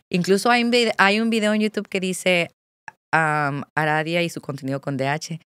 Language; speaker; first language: Spanish; non-native, fluent; English